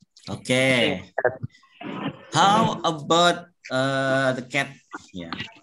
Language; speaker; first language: English; non-native, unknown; Indonesian